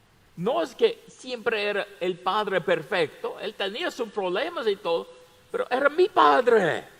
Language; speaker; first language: Spanish; non-native, fluent; English